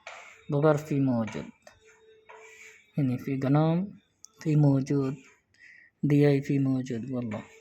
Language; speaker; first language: Arabic; non-native, learner; Bangla